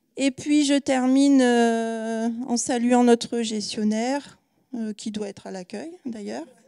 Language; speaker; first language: French; native; French